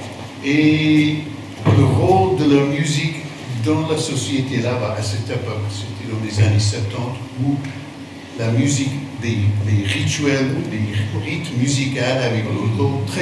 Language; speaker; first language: French; non-native, fluent; English